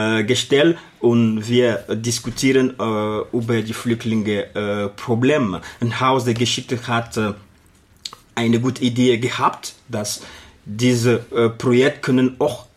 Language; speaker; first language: German; non-native, learner; Arabic